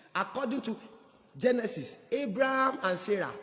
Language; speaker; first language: English; non-native, local second language; Yoruba